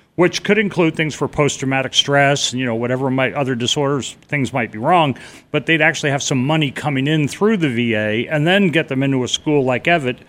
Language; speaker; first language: English; native; English